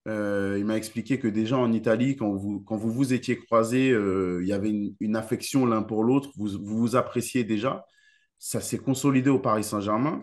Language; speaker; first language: French; native; French